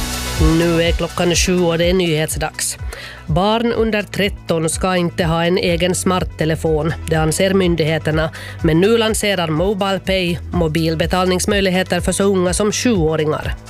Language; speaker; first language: Swedish; native; Swedish